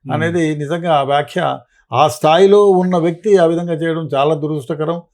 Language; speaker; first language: Telugu; native; Telugu